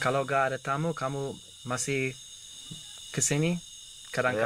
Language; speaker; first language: Indonesian; non-native, learner; English